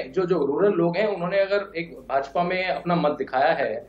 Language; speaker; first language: Hindi; native; Hindi